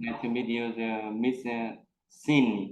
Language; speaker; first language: English; non-native, learner; Vietnamese